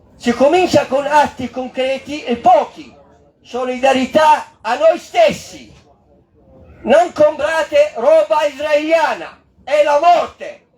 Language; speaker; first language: Italian; non-native, fluent; Arabic